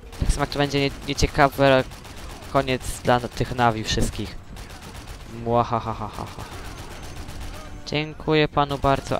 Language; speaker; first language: Polish; native; Polish